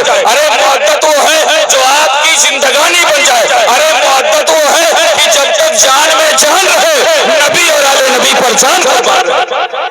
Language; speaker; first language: Urdu; native; Urdu